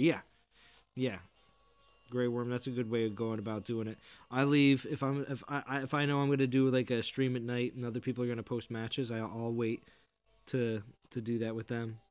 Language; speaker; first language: English; native; English